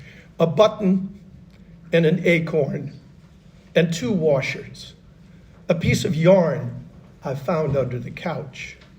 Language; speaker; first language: English; native; English